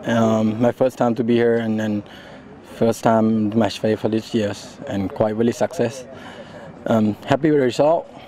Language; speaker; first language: English; non-native, learner; Thai